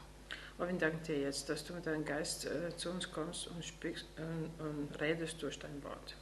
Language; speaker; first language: German; non-native, fluent; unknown